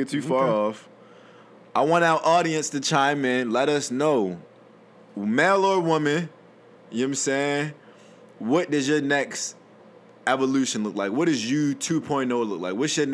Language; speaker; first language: English; native; English